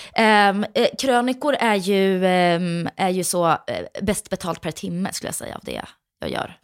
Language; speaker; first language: Swedish; early bilingual, other home language; Bosnian